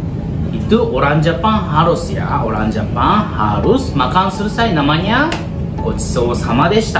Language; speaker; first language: Indonesian; non-native, learner; Japanese